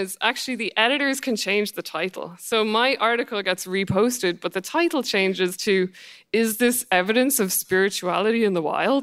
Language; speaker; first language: English; native; English